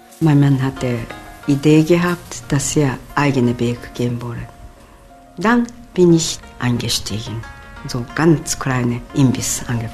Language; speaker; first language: German; non-native, learner; Japanese